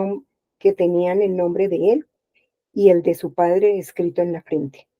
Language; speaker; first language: Spanish; native; Spanish